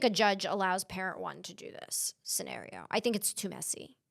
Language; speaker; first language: English; native; English